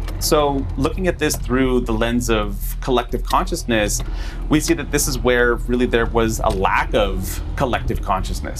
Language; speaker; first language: English; native; English